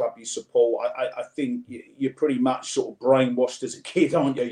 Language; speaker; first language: English; native; English